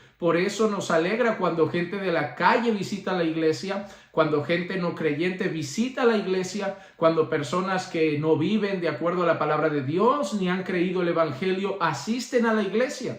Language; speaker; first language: Spanish; native; Spanish